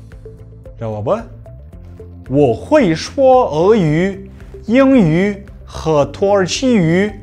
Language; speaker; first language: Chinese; non-native, fluent; Kazakh